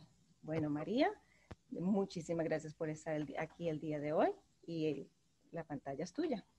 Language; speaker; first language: Spanish; native; Spanish